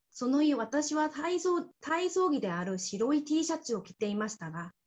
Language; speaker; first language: Japanese; non-native, fluent; Korean